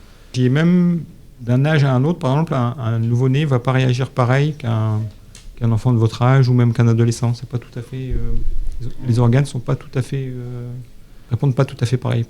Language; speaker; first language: French; native; French